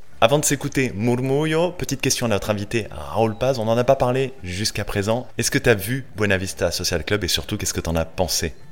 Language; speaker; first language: French; native; French